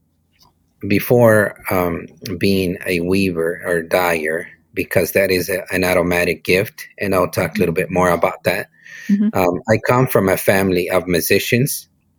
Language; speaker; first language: English; non-native, fluent; Spanish